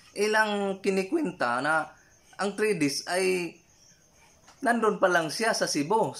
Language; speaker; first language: Filipino; non-native, local second language; Cebuano